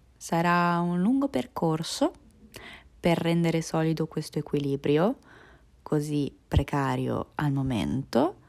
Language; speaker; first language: Italian; early bilingual, other home language; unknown